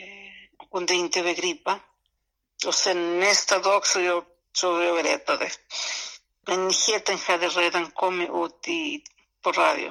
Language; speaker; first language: Swedish; non-native, fluent; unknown